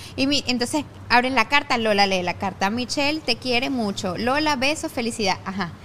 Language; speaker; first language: Spanish; native; Spanish